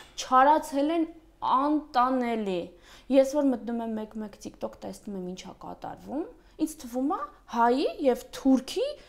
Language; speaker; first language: Armenian; early bilingual, other home language; Russian